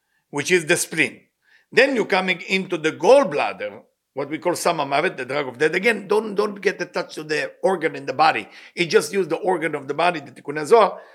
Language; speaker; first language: English; non-native, fluent; Hebrew